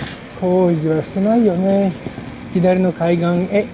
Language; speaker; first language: Japanese; native; Japanese